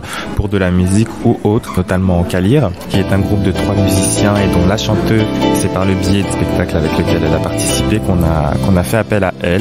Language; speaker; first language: French; native; French